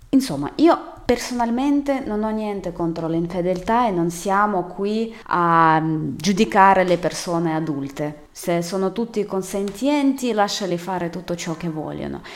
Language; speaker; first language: Italian; non-native, fluent; Russian